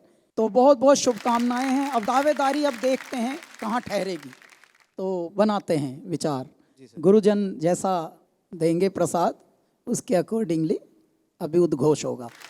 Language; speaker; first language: Hindi; native; Hindi